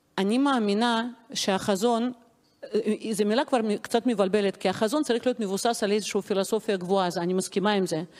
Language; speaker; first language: Hebrew; non-native, fluent; Russian